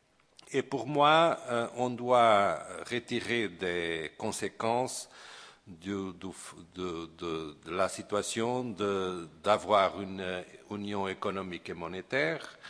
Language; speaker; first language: French; non-native, fluent; Portuguese